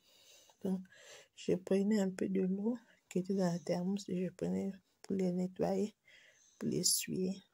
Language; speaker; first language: French; non-native, local second language; Lingala